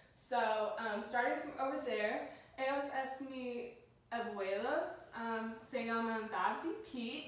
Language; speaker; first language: Spanish; non-native, learner; English